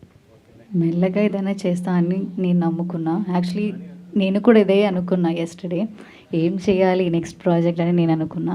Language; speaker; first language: Telugu; non-native, learner; Malayalam